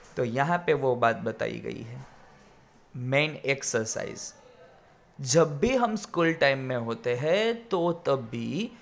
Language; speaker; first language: Hindi; non-native, local second language; Gujarati